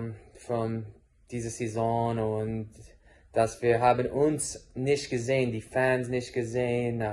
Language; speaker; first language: German; non-native, learner; English